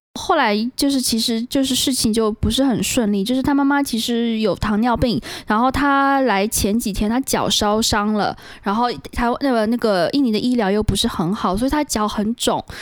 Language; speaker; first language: Chinese; native; Chinese